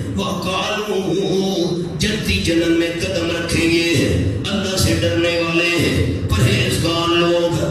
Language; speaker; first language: Urdu; non-native, local second language; Pashto